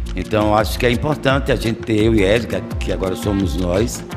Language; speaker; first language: Portuguese; native; Portuguese